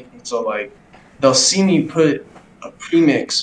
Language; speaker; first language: English; native; English